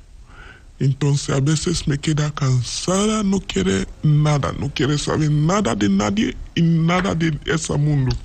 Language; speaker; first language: Spanish; non-native, learner; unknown